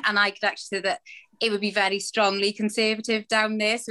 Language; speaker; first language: English; native; English